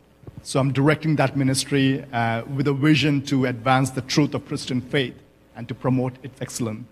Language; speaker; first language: English; non-native, local second language; Malayalam